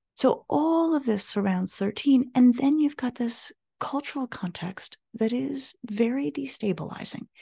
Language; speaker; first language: English; native; English